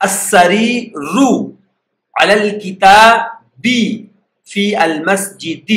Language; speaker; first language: Arabic; non-native, fluent; Urdu